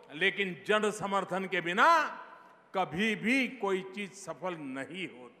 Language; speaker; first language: Hindi; non-native, local second language; Gujarati